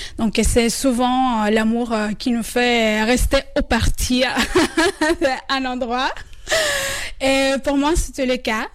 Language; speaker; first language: French; non-native, fluent; Spanish